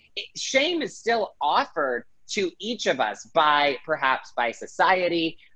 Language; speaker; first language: English; native; English